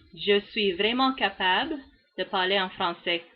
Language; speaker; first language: French; non-native, learner; English